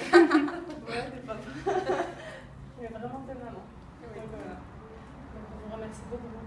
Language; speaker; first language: French; native; French